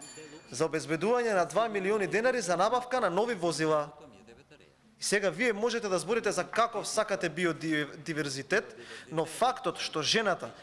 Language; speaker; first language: Macedonian; native; Macedonian